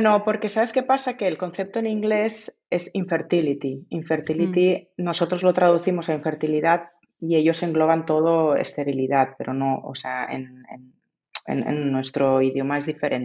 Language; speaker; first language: Spanish; native; Spanish